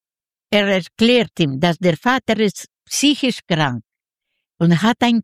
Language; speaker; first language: German; non-native, learner; Yiddish